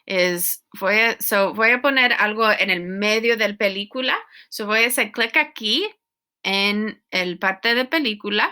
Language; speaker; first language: Spanish; non-native, learner; English